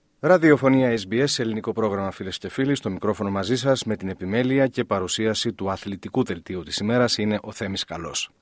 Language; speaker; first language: Greek; native; Greek